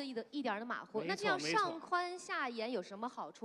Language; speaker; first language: Chinese; native; Chinese